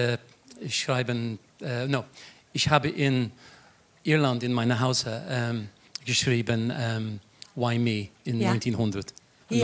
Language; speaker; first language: German; non-native, learner; English